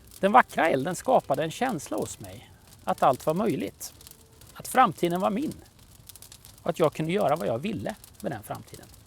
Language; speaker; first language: Swedish; native; Swedish